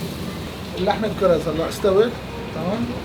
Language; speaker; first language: Arabic; native; Arabic